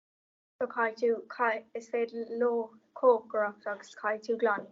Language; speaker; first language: Irish; non-native, local second language; English